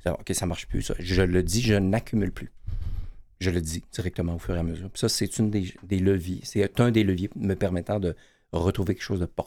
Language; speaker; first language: French; native; French